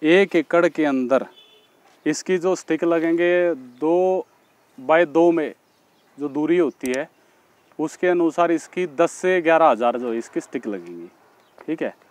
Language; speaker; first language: Hindi; native; Hindi